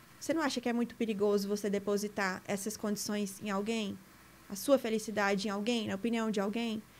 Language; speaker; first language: Portuguese; native; Portuguese